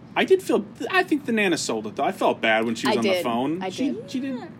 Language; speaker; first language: English; native; English